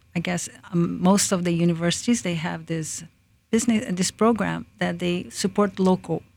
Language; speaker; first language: English; early bilingual, other home language; Portuguese